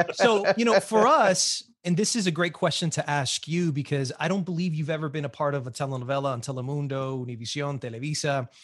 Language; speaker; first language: English; early bilingual, other home language; Spanish